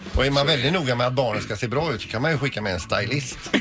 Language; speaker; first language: Swedish; native; Swedish